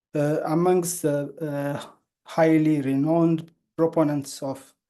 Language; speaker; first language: English; non-native, local second language; Amharic